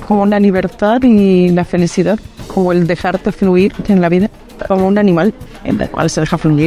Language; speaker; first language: Spanish; native; Spanish